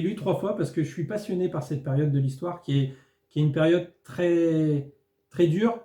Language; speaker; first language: French; native; French